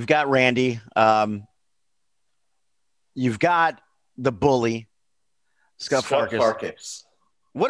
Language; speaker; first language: English; native; English